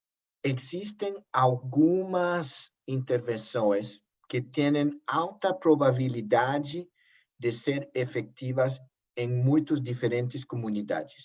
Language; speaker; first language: Portuguese; non-native, learner; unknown